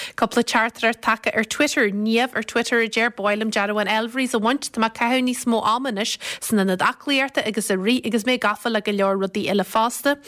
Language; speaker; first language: Irish; native; Irish